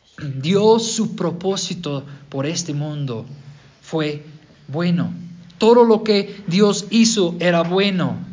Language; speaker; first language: Spanish; non-native, fluent; English